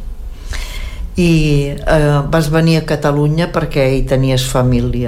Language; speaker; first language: Catalan; native; Catalan